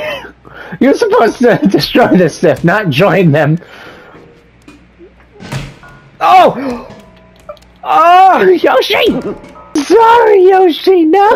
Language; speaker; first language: English; native; English